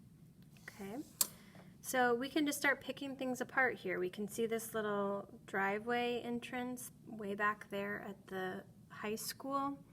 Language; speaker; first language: English; native; English